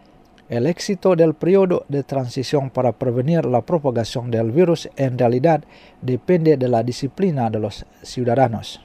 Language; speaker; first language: Spanish; non-native, fluent; Indonesian